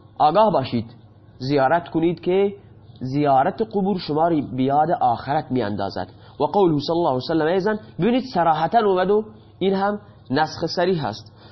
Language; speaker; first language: Persian; non-native, local second language; Baluchi